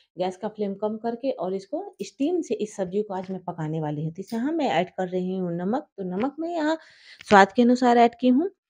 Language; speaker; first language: Hindi; native; Hindi